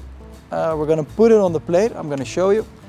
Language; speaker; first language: English; non-native, fluent; Dutch